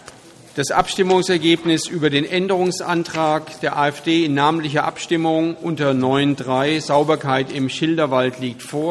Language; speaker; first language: German; native; German